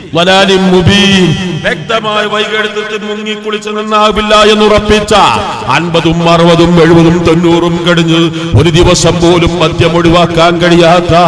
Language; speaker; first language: Malayalam; native; Malayalam